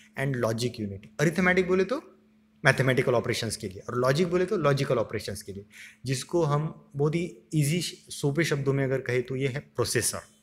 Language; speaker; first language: Hindi; non-native, local second language; Marathi